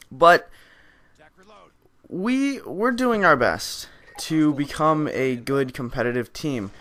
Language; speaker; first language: English; native; English